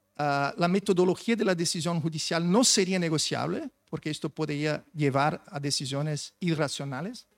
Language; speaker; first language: Spanish; non-native, fluent; Portuguese